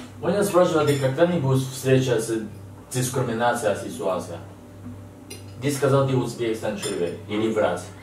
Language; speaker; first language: Russian; non-native, learner; Chinese